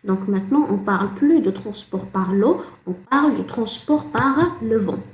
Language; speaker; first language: French; non-native, local second language; Arabic